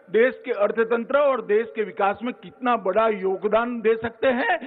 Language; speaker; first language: Hindi; non-native, local second language; Gujarati